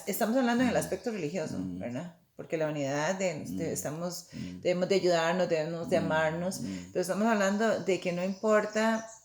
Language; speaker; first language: Spanish; native; Spanish